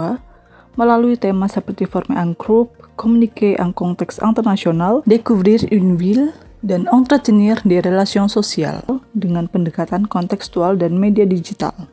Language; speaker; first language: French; non-native, fluent; Indonesian